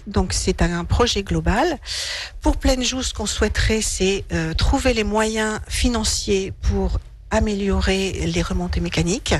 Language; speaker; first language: French; native; French